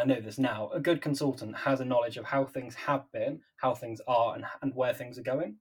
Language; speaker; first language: English; native; English